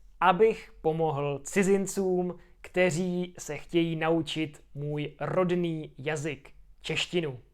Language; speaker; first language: Czech; native; Czech